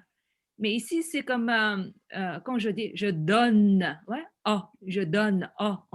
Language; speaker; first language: French; non-native, fluent; Korean